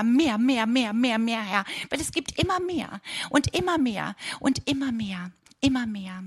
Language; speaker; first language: German; non-native, fluent; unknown